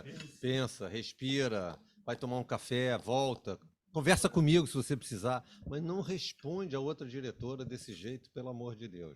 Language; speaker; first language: Portuguese; native; Portuguese